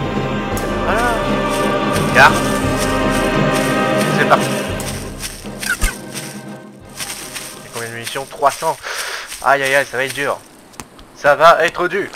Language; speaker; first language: French; native; French